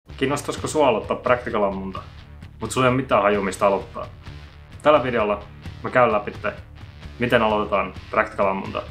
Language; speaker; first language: Finnish; native; Finnish